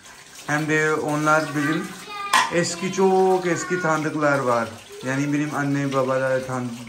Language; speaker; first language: Turkish; non-native, learner; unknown